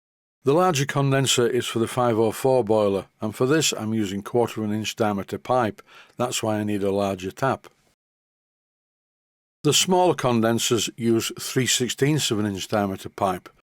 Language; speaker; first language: English; native; English